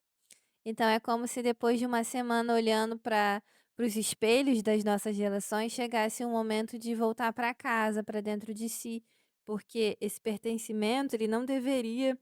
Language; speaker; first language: Portuguese; native; Portuguese